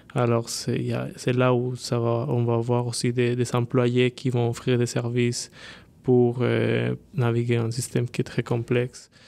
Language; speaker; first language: French; non-native, fluent; Spanish